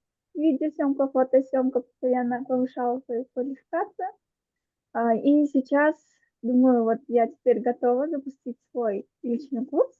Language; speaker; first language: Russian; native; Russian